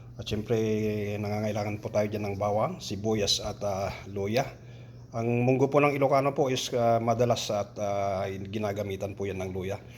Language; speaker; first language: Filipino; non-native, local second language; Iloko